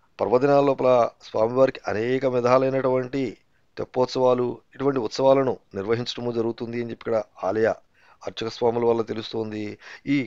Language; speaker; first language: Telugu; native; Telugu